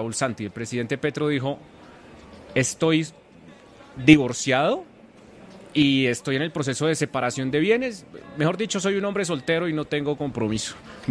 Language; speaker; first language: Spanish; native; Spanish